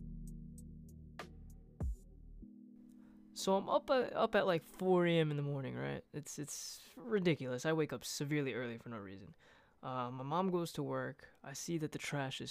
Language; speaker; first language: English; native; English